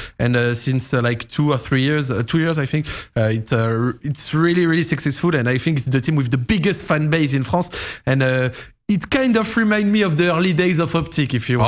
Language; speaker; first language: English; non-native, fluent; French